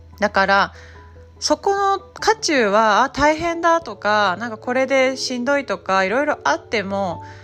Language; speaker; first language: Japanese; native; Japanese